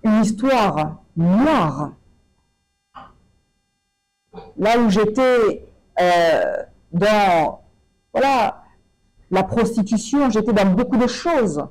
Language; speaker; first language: French; native; French